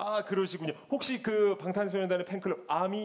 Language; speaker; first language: Korean; native; Korean